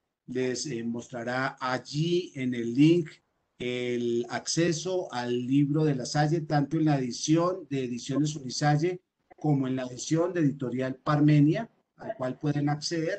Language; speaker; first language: Spanish; native; Spanish